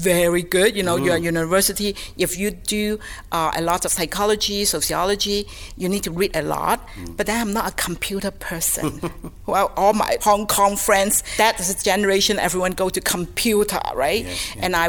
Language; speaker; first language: English; non-native, local second language; Cantonese